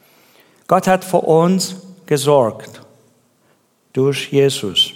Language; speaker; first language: German; non-native, learner; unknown